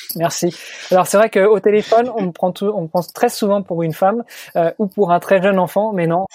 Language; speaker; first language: French; native; French